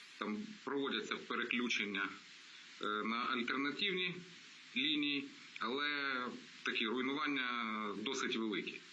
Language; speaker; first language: Ukrainian; non-native, local second language; Russian